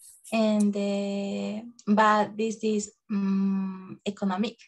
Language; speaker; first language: English; non-native, learner; Spanish